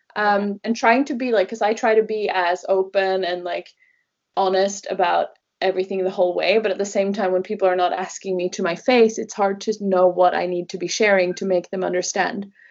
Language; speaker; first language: English; non-native, fluent; Norwegian